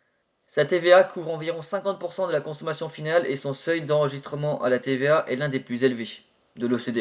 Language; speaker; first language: French; native; French